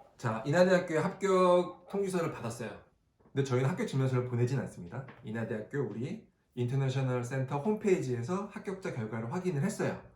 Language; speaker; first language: Korean; native; Korean